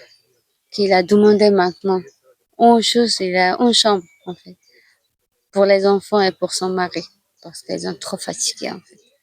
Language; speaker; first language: French; non-native, fluent; Georgian